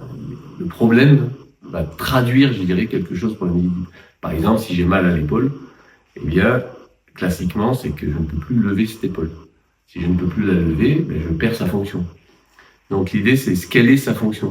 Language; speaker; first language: French; native; French